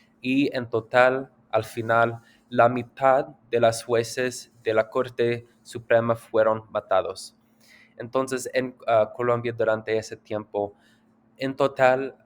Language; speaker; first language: Spanish; non-native, learner; English